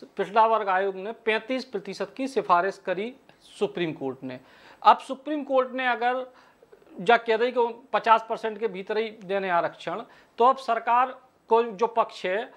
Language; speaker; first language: Hindi; native; Hindi